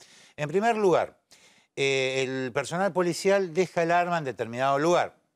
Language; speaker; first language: Spanish; native; Spanish